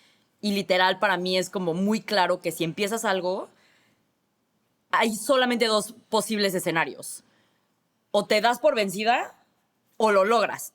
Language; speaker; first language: Spanish; native; Spanish